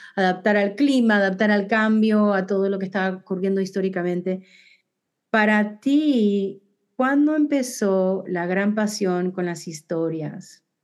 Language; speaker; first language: Spanish; early bilingual, heritage; Spanish